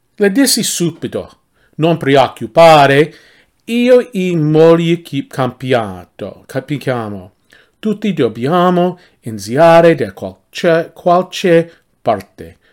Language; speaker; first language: Italian; non-native, learner; English